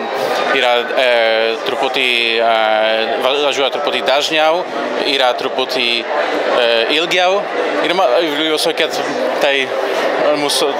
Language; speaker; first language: Lithuanian; non-native, fluent; Polish